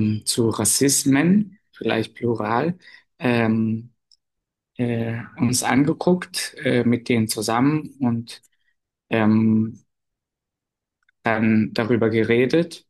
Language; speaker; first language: German; non-native, fluent; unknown